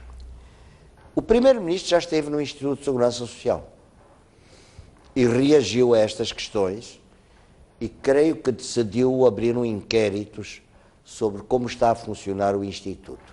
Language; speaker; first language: Portuguese; native; Portuguese